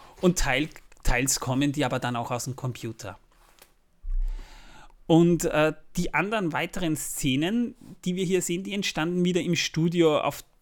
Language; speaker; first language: German; native; German